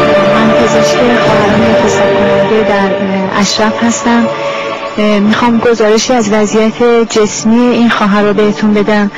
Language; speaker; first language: Persian; native; Persian